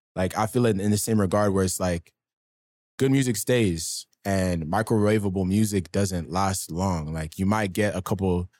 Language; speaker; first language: English; native; English